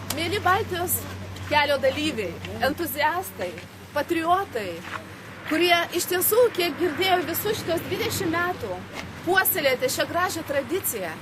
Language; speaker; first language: Lithuanian; non-native, local second language; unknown